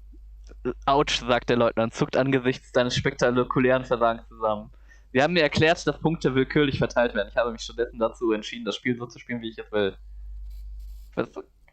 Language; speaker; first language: German; native; German